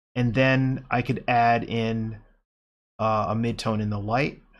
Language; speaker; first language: English; native; English